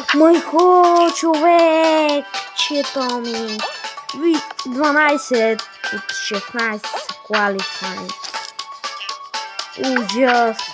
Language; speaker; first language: Bulgarian; native; Bulgarian